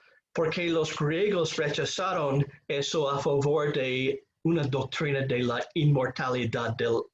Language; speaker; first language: Spanish; non-native, fluent; English